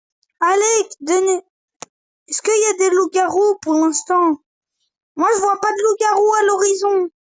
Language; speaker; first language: French; native; French